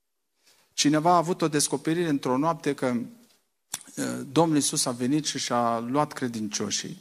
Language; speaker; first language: Romanian; native; Romanian